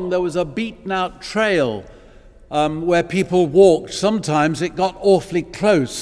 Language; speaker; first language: English; native; English